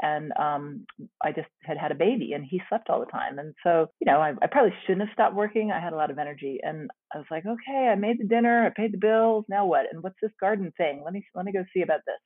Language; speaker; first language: English; native; English